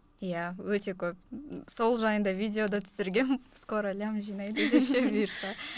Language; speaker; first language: Kazakh; non-native, local second language; Russian